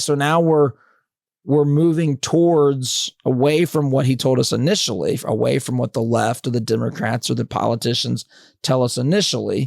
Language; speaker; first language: English; native; English